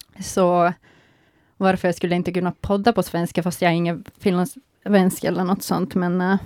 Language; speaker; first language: Swedish; non-native, local second language; Finnish